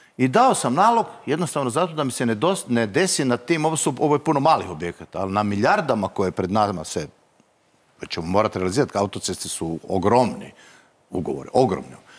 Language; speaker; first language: Croatian; native; Croatian